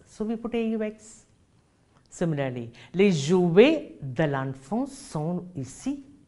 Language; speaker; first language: French; non-native, fluent; Malayalam